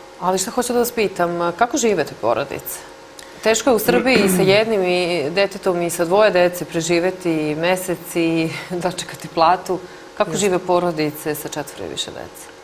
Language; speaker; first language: Serbian; native; Serbian